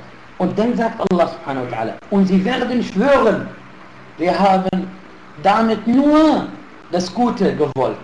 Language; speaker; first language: German; non-native, fluent; Arabic